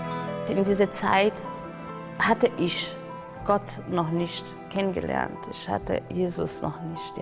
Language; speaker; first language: German; non-native, fluent; Portuguese